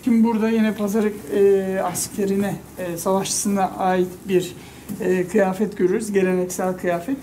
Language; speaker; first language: Turkish; native; Turkish